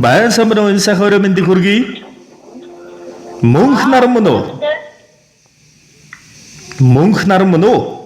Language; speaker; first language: Mongolian; native; Mongolian